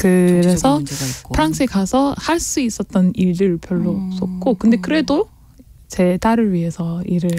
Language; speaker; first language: Korean; non-native, learner; French